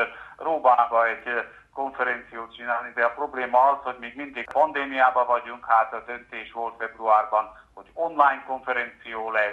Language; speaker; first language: Hungarian; early bilingual, heritage; Hungarian